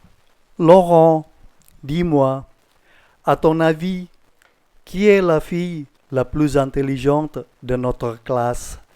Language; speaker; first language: French; non-native, fluent; Indonesian